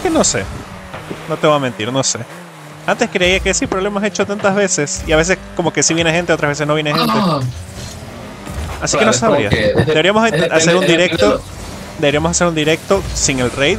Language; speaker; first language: Spanish; native; Spanish